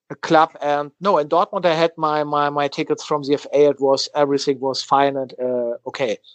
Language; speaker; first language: English; non-native, learner; German